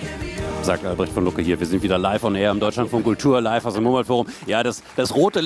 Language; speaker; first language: German; native; German